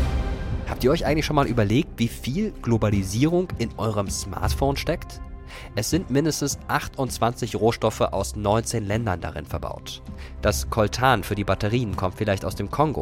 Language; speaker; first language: German; native; German